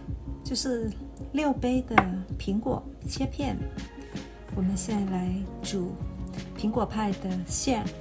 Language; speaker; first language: Chinese; native; Chinese